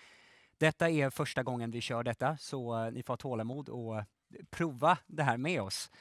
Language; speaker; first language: Swedish; native; Swedish